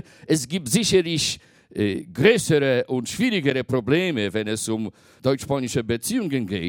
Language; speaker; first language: German; non-native, fluent; Polish